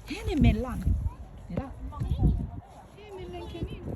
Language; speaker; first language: Swedish; non-native, learner; Thai